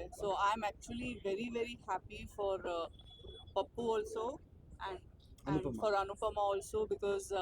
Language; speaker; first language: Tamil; non-native, fluent; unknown